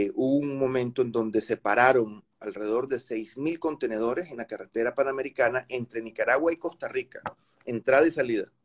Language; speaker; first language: Spanish; native; Spanish